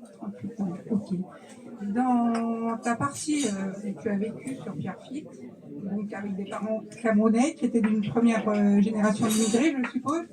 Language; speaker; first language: French; early bilingual, other home language; Kabyle